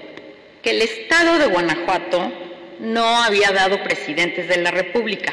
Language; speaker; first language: Spanish; native; Spanish